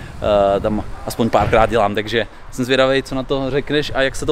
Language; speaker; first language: Czech; native; Czech